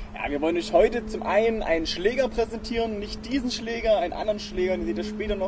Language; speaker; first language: German; native; German